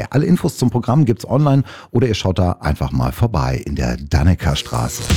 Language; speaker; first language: German; native; German